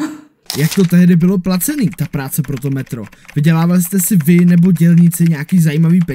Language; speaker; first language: Czech; native; Czech